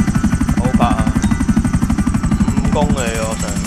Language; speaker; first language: Chinese; native; Chinese